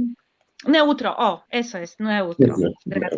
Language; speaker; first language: Spanish; non-native, learner; Polish